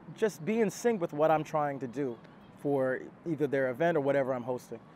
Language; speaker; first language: English; native; English